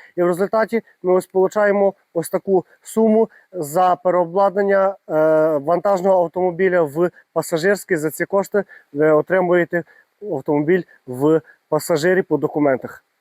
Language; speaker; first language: Ukrainian; native; Ukrainian